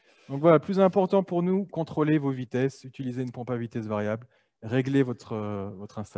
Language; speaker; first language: French; native; French